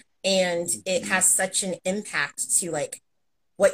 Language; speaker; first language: English; native; English